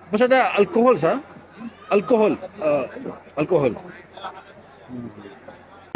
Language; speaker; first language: Arabic; non-native, learner; Urdu